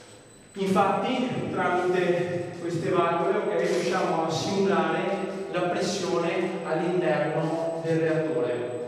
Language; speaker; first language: Italian; native; Italian